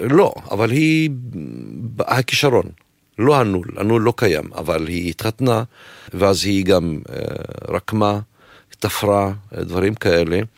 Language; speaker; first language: Hebrew; non-native, local second language; Arabic